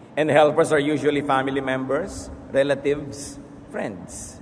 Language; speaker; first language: English; non-native, local second language; Filipino